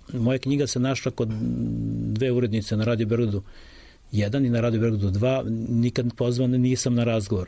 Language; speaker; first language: Serbian; native; Serbian